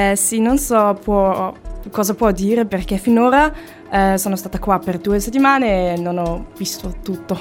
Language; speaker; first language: Italian; non-native, fluent; German